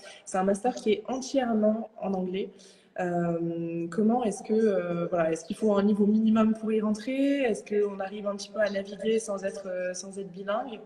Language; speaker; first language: French; native; French